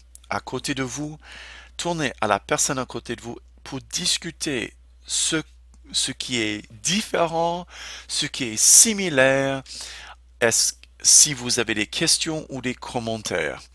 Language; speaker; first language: French; non-native, fluent; English